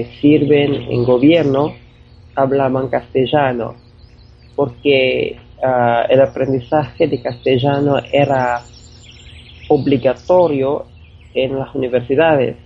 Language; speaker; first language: Spanish; non-native, fluent; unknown